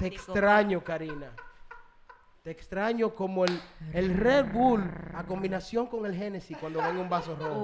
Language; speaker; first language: Spanish; early bilingual, other home language; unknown